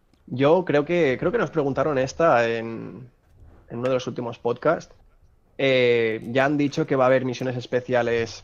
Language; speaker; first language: Spanish; native; Spanish